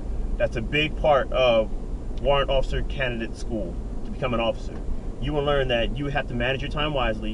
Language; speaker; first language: English; native; English